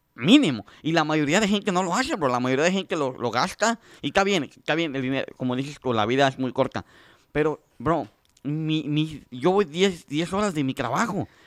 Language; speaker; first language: Spanish; native; Spanish